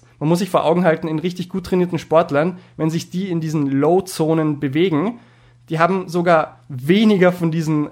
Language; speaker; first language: German; native; German